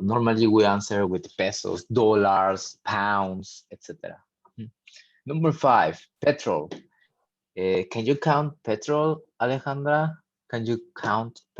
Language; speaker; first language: English; non-native, fluent; Spanish